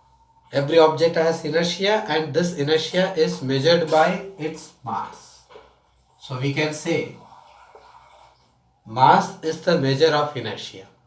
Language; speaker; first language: English; non-native, local second language; Tamil